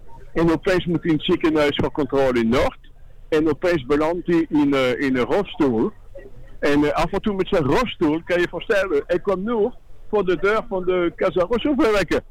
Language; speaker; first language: Dutch; non-native, fluent; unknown